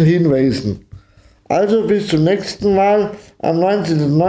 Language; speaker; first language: German; native; German